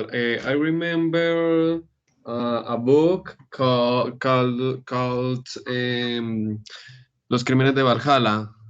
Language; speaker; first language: English; non-native, learner; Spanish